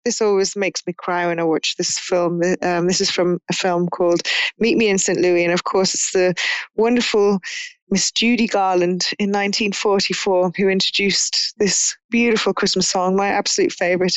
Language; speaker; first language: English; native; English